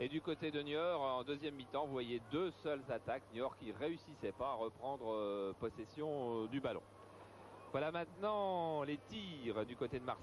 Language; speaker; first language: French; native; French